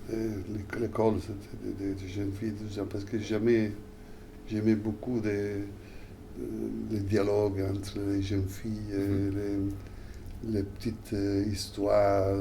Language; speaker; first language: French; non-native, fluent; Italian